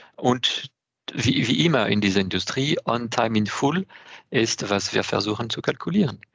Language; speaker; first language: German; non-native, fluent; French